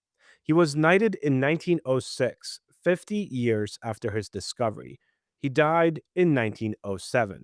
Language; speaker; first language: English; native; English